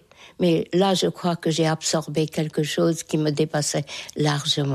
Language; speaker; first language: French; non-native, fluent; Hungarian